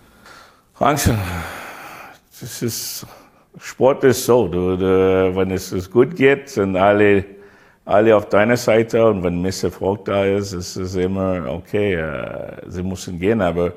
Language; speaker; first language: German; non-native, learner; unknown